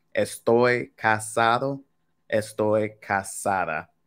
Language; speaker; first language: Spanish; non-native, fluent; English